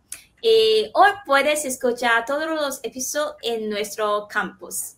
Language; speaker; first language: Spanish; non-native, fluent; Chinese